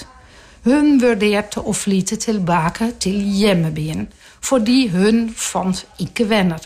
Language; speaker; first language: Norwegian; non-native, fluent; Dutch